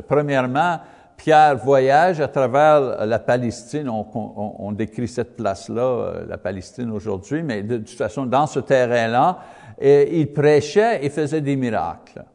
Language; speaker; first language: French; non-native, learner; English